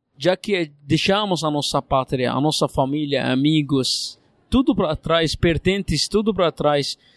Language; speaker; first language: Portuguese; non-native, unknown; Arabic